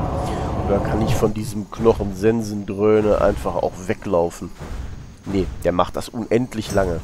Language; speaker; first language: German; native; German